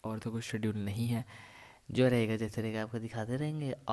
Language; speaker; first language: Hindi; non-native, local second language; Punjabi